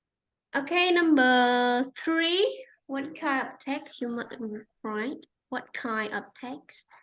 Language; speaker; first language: English; non-native, fluent; Vietnamese